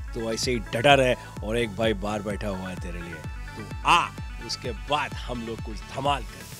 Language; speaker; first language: Hindi; native; Hindi